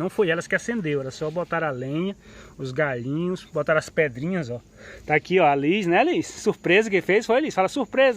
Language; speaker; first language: Portuguese; native; Portuguese